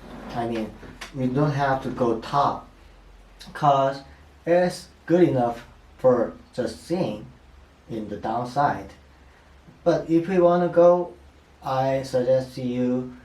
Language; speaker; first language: English; non-native, learner; Korean